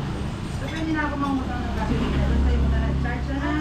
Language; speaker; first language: Filipino; native; Filipino